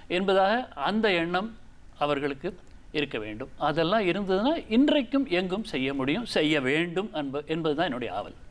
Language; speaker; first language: Tamil; native; Tamil